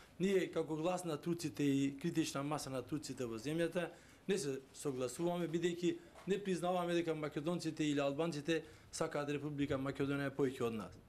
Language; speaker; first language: Macedonian; non-native, local second language; Turkish